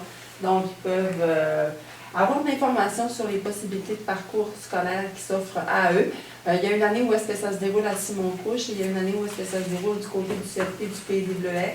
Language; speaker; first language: French; native; French